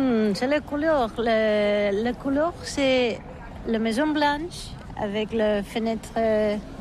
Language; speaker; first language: French; non-native, learner; Catalan